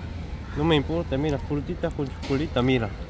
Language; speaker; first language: Spanish; non-native, learner; Korean